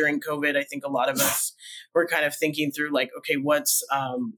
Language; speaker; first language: English; early bilingual, other home language; Spanish